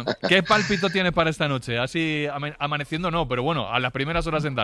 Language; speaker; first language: Spanish; native; Spanish